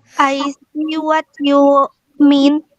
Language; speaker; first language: English; non-native, learner; Indonesian